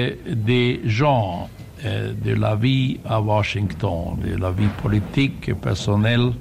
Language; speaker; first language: French; non-native, fluent; German